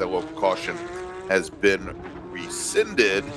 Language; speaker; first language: English; native; English